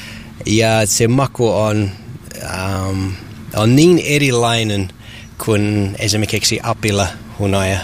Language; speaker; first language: Finnish; non-native, learner; English